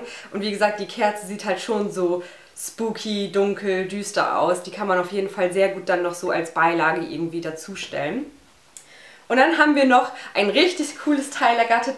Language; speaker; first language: German; native; German